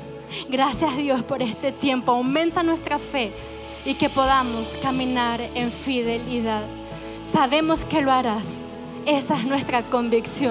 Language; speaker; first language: Spanish; native; Spanish